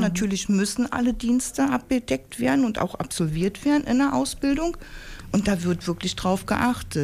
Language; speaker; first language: German; native; German